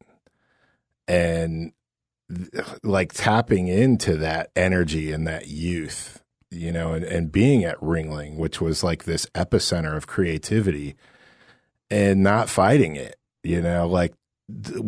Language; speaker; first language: English; native; English